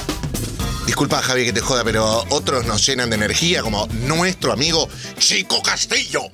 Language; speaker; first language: Spanish; native; Spanish